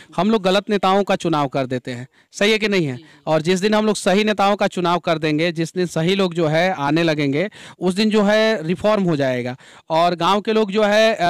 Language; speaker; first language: Hindi; native; Hindi